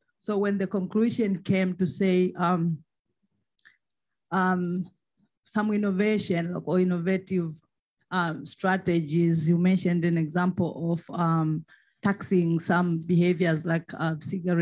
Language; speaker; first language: English; non-native, local second language; Swahili